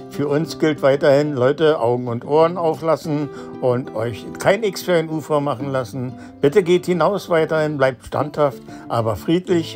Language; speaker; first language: German; native; German